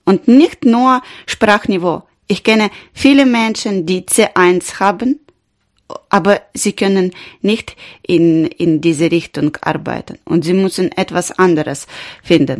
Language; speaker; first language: German; non-native, learner; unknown